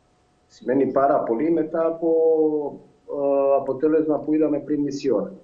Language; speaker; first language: Greek; non-native, fluent; Serbian